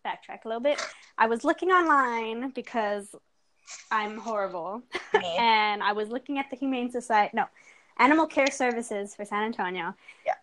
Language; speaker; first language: English; native; English